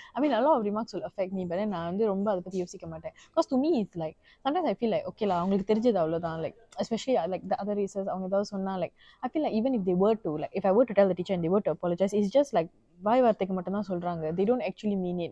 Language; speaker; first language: English; non-native, local second language; Tamil